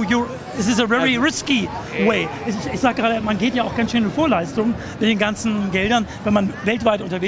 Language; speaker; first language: German; native; German